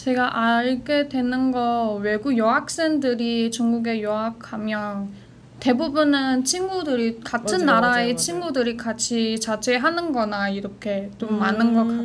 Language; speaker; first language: Korean; non-native, fluent; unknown